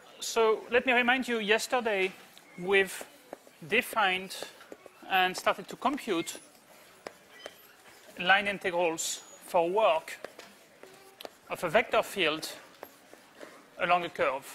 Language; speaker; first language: English; native; English